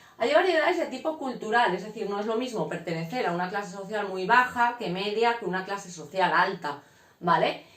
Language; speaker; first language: Spanish; native; Spanish